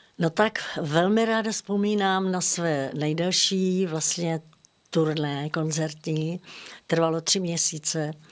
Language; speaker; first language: Czech; native; Czech